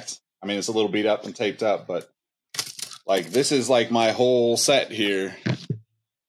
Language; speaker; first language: English; native; English